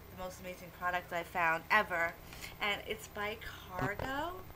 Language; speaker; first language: English; native; English